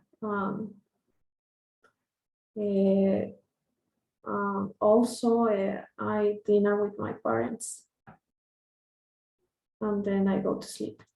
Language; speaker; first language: English; non-native, learner; Spanish